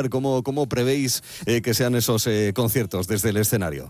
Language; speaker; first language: Spanish; native; Spanish